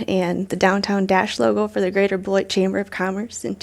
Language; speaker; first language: English; native; English